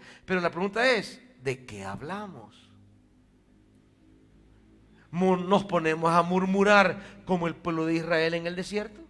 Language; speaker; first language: Spanish; native; Spanish